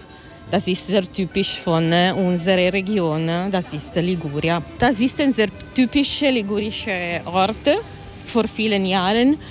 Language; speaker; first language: German; non-native, learner; Italian